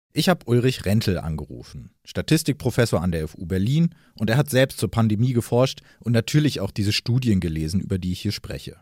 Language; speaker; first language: German; native; German